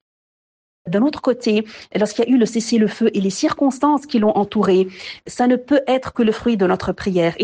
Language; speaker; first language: French; non-native, local second language; Arabic